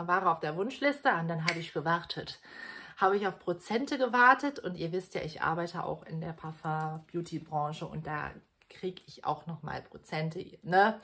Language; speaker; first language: German; native; German